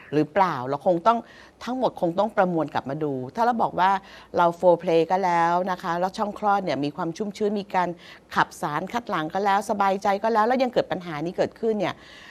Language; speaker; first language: Thai; native; Thai